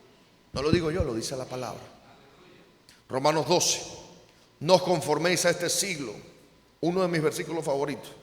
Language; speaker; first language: Spanish; native; Spanish